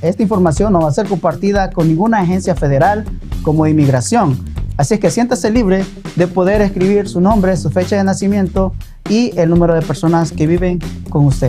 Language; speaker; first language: Spanish; native; Spanish